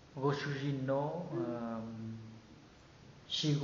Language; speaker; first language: Japanese; non-native, learner; Vietnamese